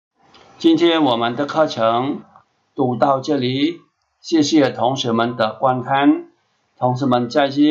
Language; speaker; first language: Chinese; non-native, fluent; Khmer